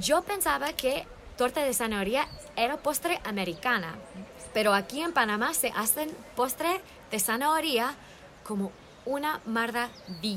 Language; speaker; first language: Spanish; early bilingual, heritage; English